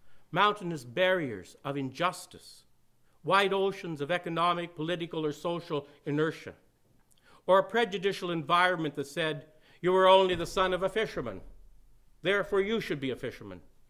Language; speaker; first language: English; native; English